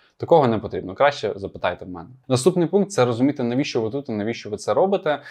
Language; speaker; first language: Ukrainian; non-native, local second language; Russian